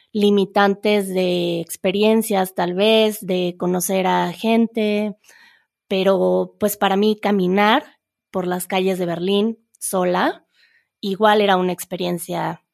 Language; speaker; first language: Spanish; native; Spanish